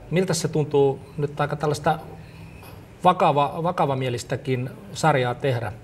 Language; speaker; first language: Finnish; native; Finnish